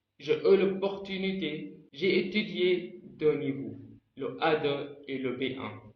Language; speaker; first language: French; non-native, fluent; Arabic